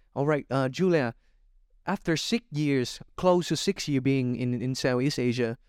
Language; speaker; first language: English; non-native, fluent; Vietnamese